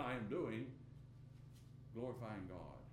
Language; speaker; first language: English; native; English